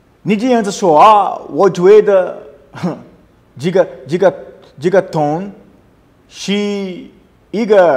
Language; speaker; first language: Chinese; non-native, learner; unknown